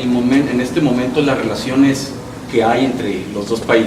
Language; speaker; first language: Spanish; native; Spanish